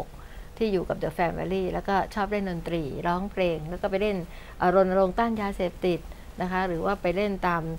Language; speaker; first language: Thai; native; Thai